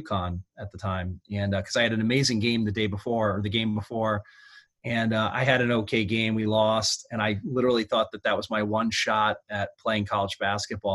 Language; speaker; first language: English; native; English